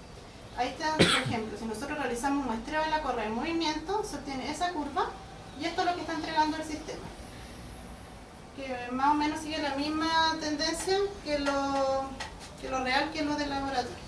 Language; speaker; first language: Spanish; native; Spanish